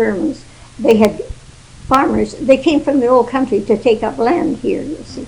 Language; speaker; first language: English; native; English